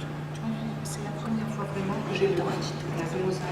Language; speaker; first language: French; non-native, local second language; Kabyle